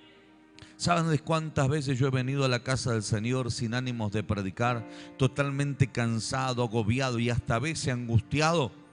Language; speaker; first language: Spanish; native; Spanish